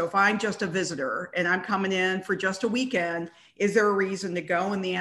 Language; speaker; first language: English; native; English